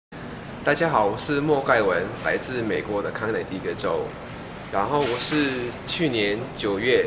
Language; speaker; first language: Chinese; non-native, fluent; English